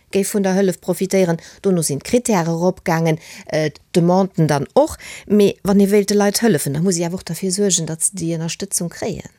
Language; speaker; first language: Luxembourgish; native; Luxembourgish